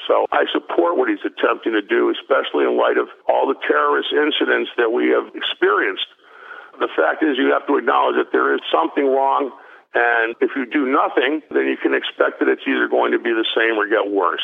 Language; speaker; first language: English; early bilingual, other home language; German